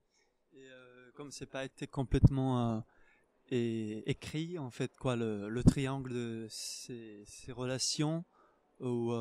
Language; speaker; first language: French; non-native, fluent; Hebrew